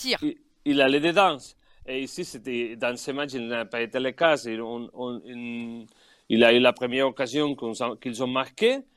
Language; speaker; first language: French; non-native, learner; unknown